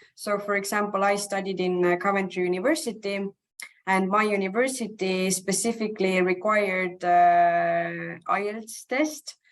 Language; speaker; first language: English; non-native, fluent; Estonian